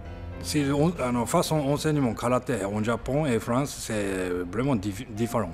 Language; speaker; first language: French; non-native, learner; Japanese